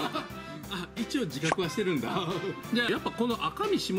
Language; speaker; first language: Japanese; native; Japanese